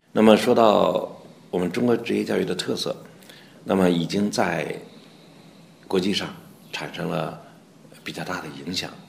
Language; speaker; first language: Chinese; native; Chinese